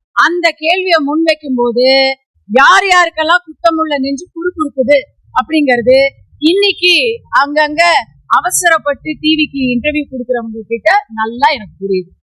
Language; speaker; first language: Tamil; native; Tamil